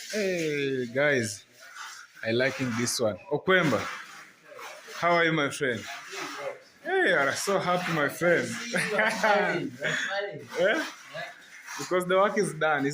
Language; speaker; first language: English; non-native, learner; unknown